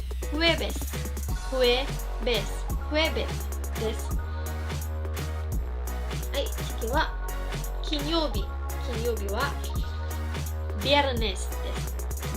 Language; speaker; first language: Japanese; non-native, fluent; Cebuano